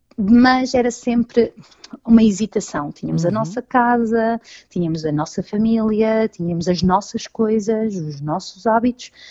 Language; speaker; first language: Portuguese; native; Portuguese